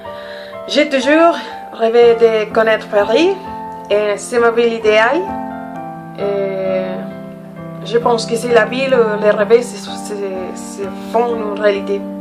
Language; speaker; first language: French; non-native, learner; Spanish